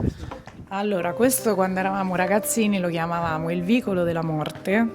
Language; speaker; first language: Italian; native; Italian